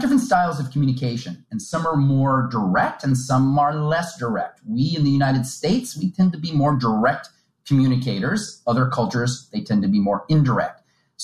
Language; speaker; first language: English; native; English